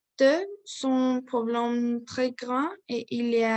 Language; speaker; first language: French; non-native, learner; Spanish